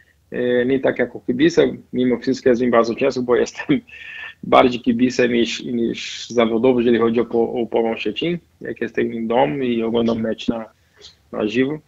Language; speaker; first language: Polish; non-native, fluent; Portuguese